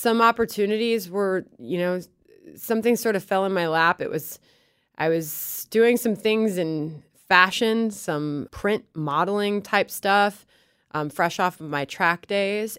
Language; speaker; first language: English; native; English